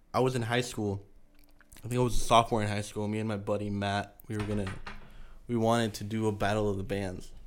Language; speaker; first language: English; early bilingual, other home language; Spanish